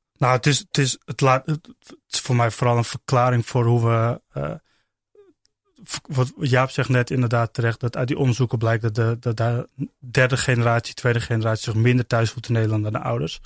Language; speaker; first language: Dutch; early bilingual, other home language; Turkish